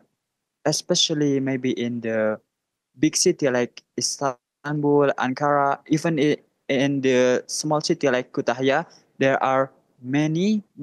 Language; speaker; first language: English; non-native, learner; Indonesian